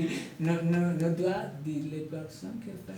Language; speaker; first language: French; non-native, learner; Spanish